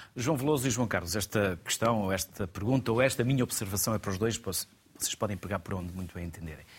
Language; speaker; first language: Portuguese; native; Portuguese